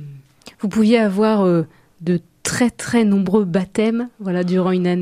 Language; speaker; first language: French; native; French